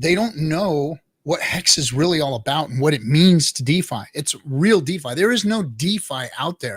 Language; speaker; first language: English; native; English